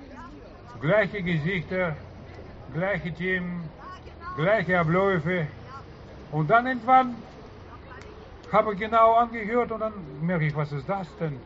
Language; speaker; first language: German; non-native, fluent; Russian